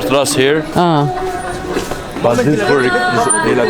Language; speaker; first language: English; non-native, learner; Arabic